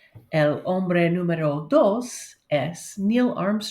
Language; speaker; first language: Spanish; non-native, learner; English